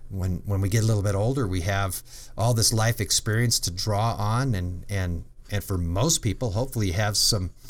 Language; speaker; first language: English; native; English